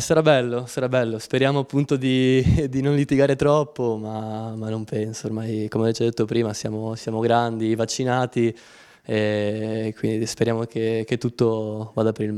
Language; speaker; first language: Italian; non-native, fluent; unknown